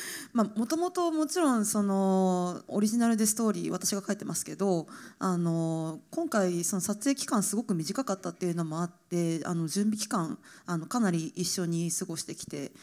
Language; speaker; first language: Japanese; native; Japanese